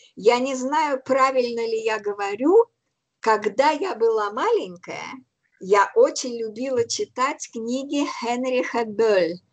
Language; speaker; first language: Russian; native; Russian